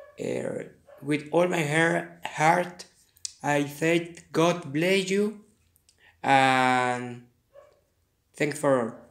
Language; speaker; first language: English; non-native, learner; Spanish